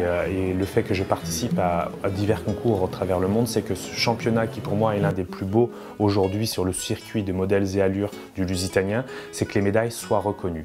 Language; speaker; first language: French; non-native, fluent; Portuguese